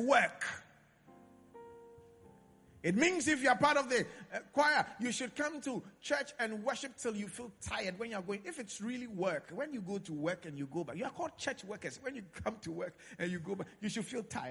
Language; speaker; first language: English; non-native, local second language; Akan